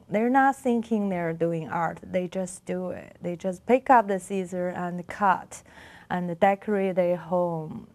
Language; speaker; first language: English; non-native, learner; Chinese